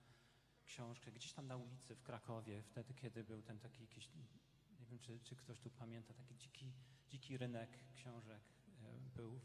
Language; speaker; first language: Polish; non-native, fluent; English